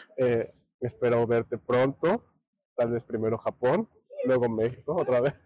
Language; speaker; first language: Spanish; native; Spanish